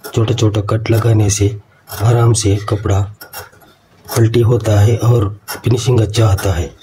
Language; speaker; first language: Hindi; non-native, local second language; Kannada